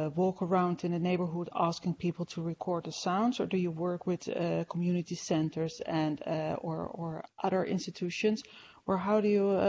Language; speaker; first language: English; non-native, fluent; Dutch